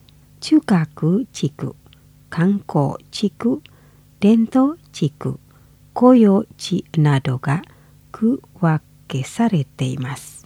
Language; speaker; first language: Japanese; non-native, fluent; Indonesian